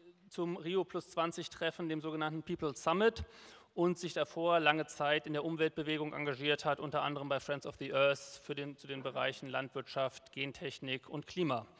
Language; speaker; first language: German; native; German